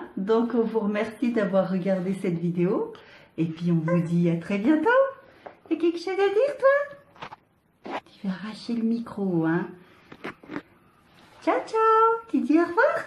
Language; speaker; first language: French; native; French